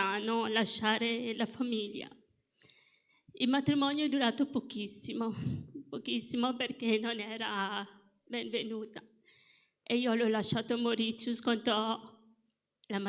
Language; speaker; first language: Italian; non-native, fluent; Morisyen